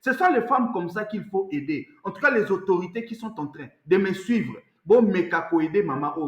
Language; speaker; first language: French; non-native, local second language; Lingala